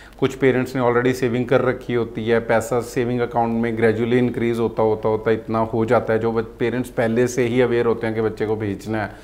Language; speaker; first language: Hindi; non-native, local second language; Punjabi